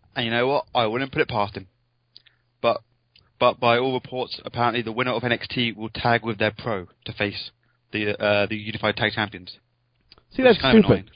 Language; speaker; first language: English; native; English